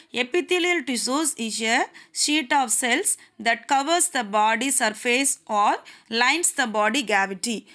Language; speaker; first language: English; non-native, local second language; Tamil